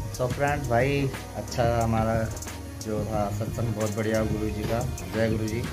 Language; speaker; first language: Hindi; native; Hindi